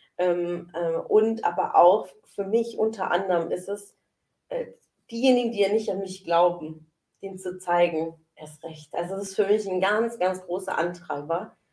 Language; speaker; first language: German; early bilingual, other home language; Italian